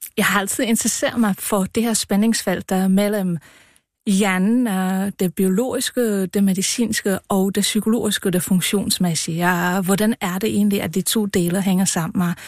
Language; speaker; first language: Danish; non-native, fluent; Czech